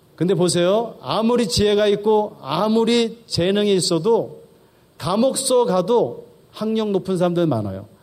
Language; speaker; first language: Korean; early bilingual, heritage; Korean